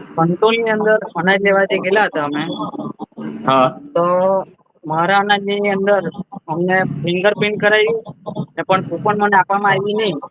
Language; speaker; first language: Gujarati; native; Gujarati